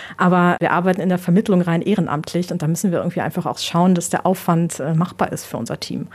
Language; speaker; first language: German; native; German